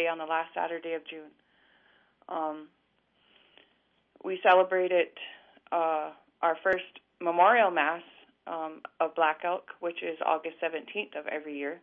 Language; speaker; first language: English; native; English